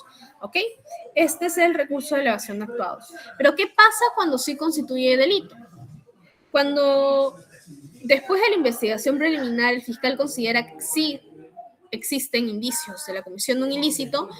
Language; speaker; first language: Spanish; native; Spanish